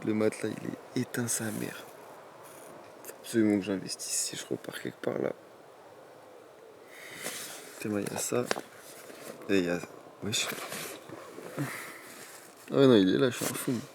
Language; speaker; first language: French; native; French